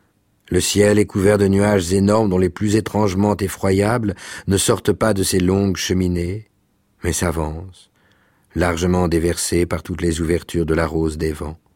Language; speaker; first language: French; native; French